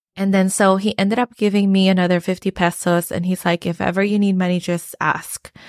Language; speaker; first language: English; non-native, local second language; Filipino